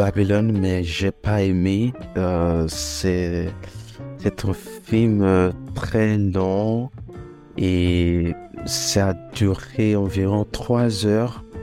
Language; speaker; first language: French; non-native, fluent; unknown